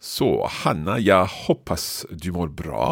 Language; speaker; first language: Swedish; non-native, learner; English